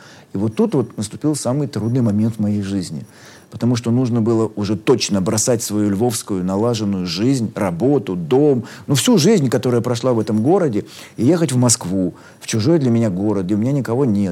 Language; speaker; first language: Russian; native; Russian